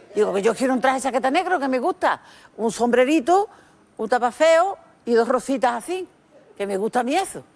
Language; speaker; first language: Spanish; native; Spanish